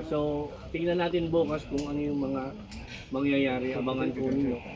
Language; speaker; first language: Filipino; native; Filipino